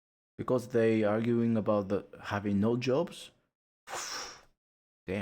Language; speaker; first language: English; non-native, learner; Japanese